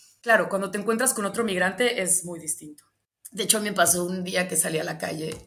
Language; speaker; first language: Spanish; native; Spanish